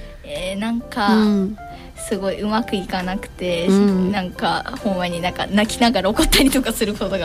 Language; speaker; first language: Japanese; native; Japanese